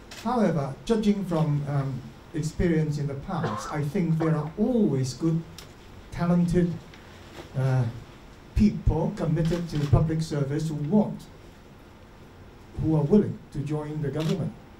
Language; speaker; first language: English; non-native, local second language; Cantonese